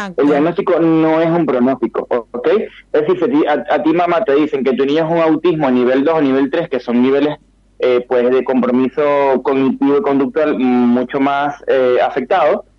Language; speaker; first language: Spanish; native; Spanish